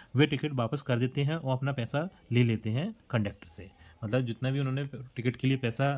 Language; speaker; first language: Hindi; native; Hindi